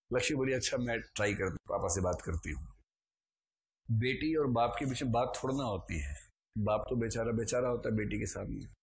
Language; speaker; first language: Hindi; native; Hindi